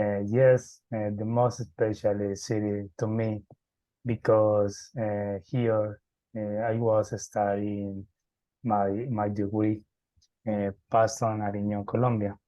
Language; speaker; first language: English; non-native, learner; Spanish